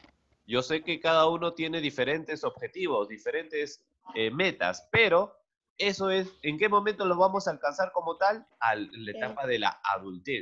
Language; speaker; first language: Spanish; native; Spanish